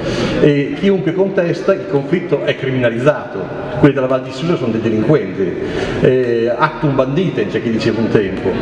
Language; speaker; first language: Italian; native; Italian